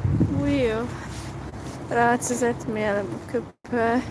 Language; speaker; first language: Turkish; non-native, fluent; Hungarian